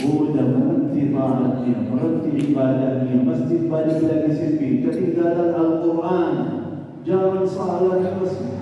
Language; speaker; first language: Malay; non-native, fluent; Arabic